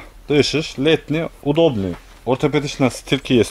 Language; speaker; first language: Russian; non-native, learner; Turkish